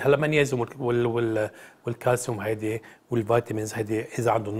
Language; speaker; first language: Arabic; native; Arabic